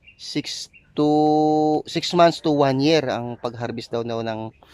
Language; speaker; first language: Filipino; non-native, local second language; Hiligaynon